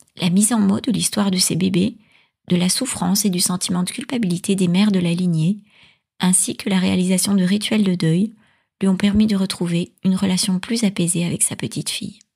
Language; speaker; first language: French; native; French